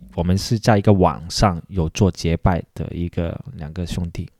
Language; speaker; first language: Chinese; non-native, local second language; Cantonese